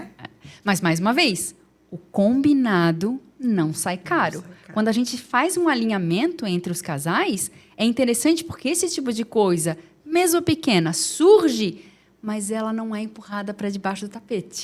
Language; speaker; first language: Portuguese; native; Portuguese